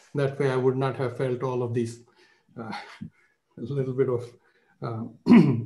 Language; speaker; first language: English; non-native, local second language; Marathi